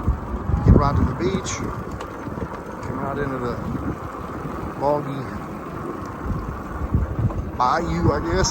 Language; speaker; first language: English; native; English